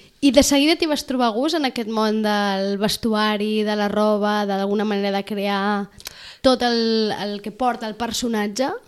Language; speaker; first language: Catalan; native; Catalan